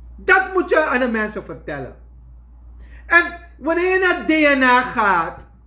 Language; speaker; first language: Dutch; native; Dutch